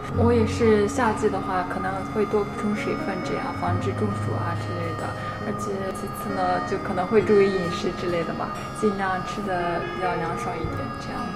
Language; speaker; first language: Chinese; non-native, local second language; Tibetan